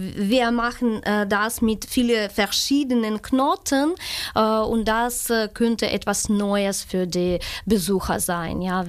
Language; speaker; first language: German; non-native, fluent; Ukrainian